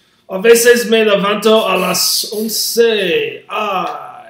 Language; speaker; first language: Spanish; non-native, learner; English